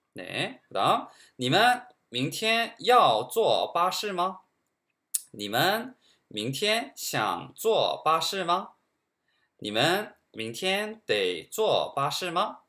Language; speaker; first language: Chinese; non-native, fluent; Korean